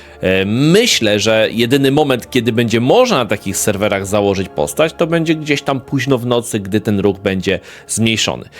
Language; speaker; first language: Polish; native; Polish